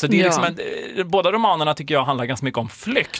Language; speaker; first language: Swedish; native; Swedish